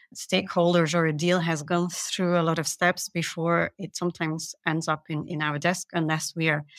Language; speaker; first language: English; non-native, fluent; Dutch